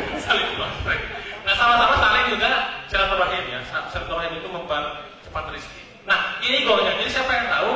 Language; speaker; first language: Indonesian; native; Indonesian